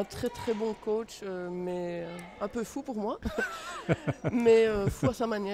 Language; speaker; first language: French; native; French